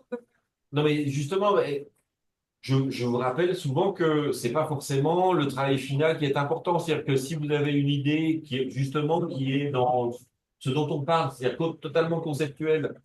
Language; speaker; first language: French; native; French